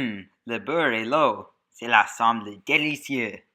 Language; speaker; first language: French; non-native, learner; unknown